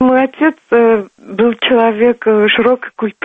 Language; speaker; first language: Russian; non-native, local second language; Turkmen